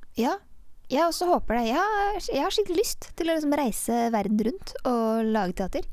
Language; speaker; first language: Norwegian; native; Norwegian